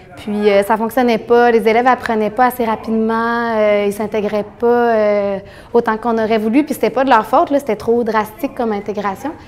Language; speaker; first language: French; native; French